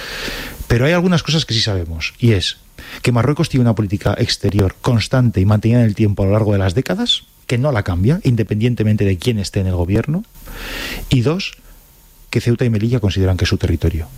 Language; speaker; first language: Spanish; native; Spanish